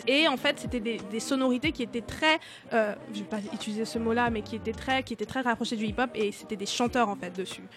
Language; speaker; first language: French; native; French